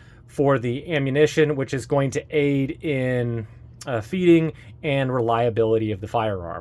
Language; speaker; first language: English; native; English